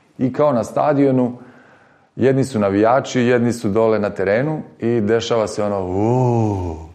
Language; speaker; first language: Serbian; native; Serbian